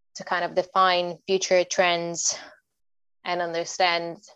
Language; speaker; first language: English; non-native, fluent; Bulgarian